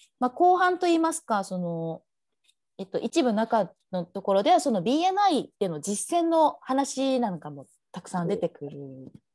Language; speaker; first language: Japanese; native; Japanese